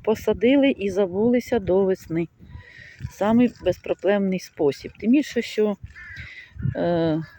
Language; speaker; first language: Ukrainian; native; Ukrainian